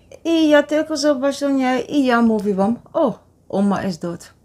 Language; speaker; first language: Polish; non-native, learner; Dutch